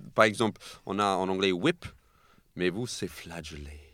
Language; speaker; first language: French; non-native, fluent; English